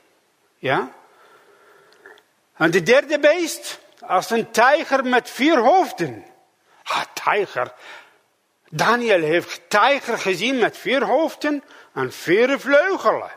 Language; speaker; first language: Dutch; non-native, fluent; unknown